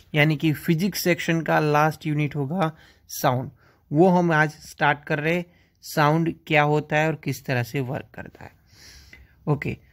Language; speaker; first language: Hindi; non-native, local second language; Gujarati